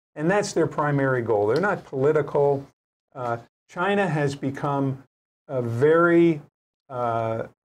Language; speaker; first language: English; native; English